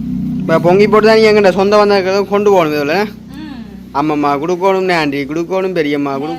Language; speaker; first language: Tamil; native; Tamil